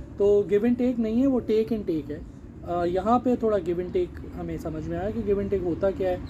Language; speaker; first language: Urdu; native; Urdu